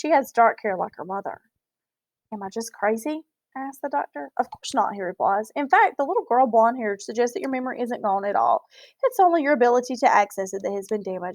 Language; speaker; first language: English; native; English